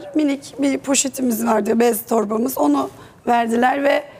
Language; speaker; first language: Turkish; native; Turkish